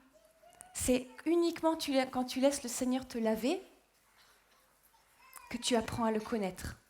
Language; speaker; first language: French; native; French